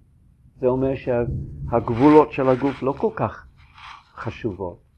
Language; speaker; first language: Hebrew; non-native, fluent; English